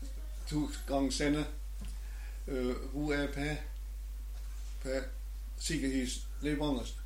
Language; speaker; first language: Danish; non-native, learner; German